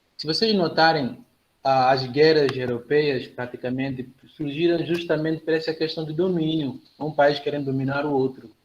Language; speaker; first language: Portuguese; non-native, local second language; Upper Guinea Crioulo